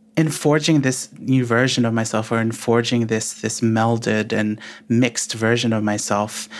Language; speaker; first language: English; early bilingual, other home language; Filipino